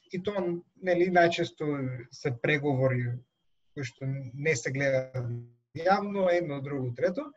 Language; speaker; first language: Macedonian; native; Macedonian